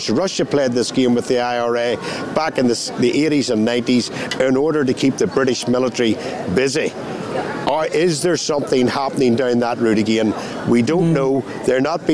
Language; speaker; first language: English; native; English